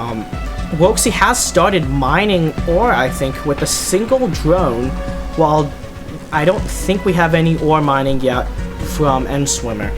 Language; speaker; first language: English; native; English